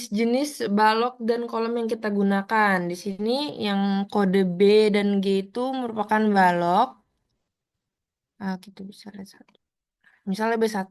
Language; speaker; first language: Indonesian; native; Indonesian